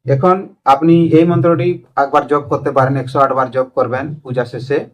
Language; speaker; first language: Bangla; non-native, local second language; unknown